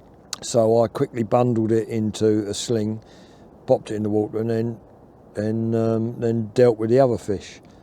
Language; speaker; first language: English; native; English